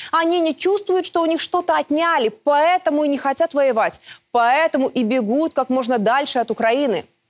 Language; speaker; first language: Russian; native; Russian